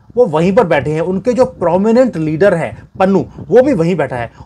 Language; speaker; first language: Hindi; native; Hindi